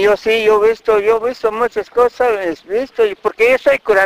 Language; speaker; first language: Spanish; non-native, local second language; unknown